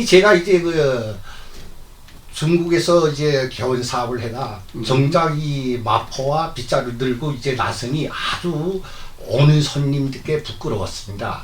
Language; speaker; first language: Korean; native; Korean